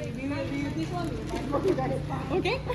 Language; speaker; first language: English; non-native, fluent; Korean